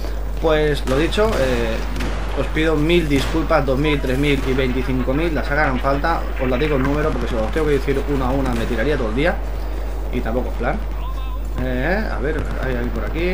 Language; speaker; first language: Spanish; native; Spanish